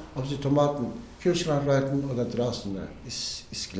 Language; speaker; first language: German; non-native, learner; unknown